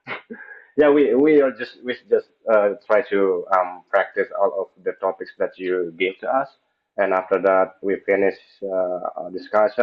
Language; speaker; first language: English; non-native, fluent; Indonesian